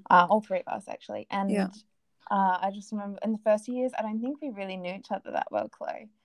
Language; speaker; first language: English; native; English